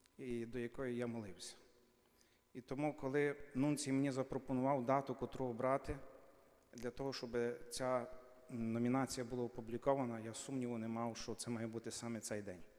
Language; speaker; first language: Ukrainian; native; Ukrainian